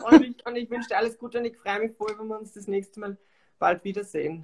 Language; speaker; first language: German; native; German